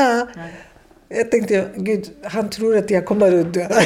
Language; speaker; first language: Swedish; non-native, fluent; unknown